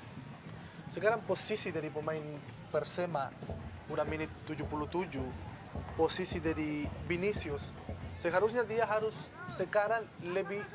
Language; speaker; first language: Indonesian; non-native, fluent; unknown